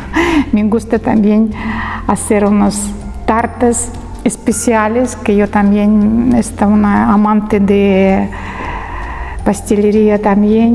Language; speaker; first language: Spanish; non-native, learner; Russian